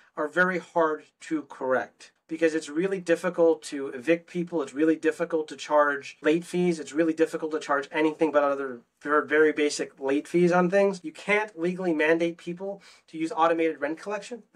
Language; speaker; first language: English; native; English